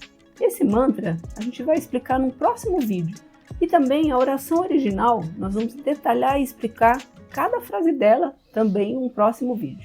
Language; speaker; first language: Portuguese; native; Portuguese